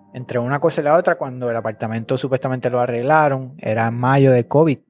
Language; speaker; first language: Spanish; native; Spanish